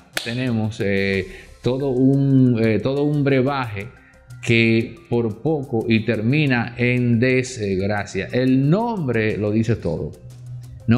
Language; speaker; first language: Spanish; native; Spanish